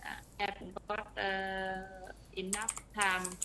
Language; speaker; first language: English; non-native, learner; Vietnamese